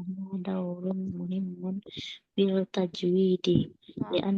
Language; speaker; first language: Arabic; non-native, learner; Indonesian